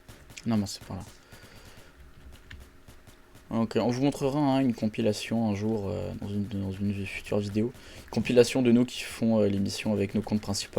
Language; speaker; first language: French; native; French